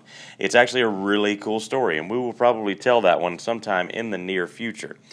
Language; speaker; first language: English; native; English